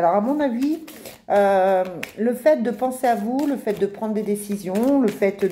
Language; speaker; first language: French; native; French